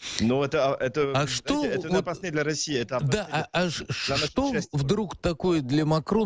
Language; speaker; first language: Russian; non-native, learner; French